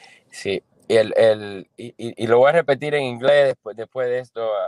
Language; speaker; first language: Spanish; non-native, fluent; English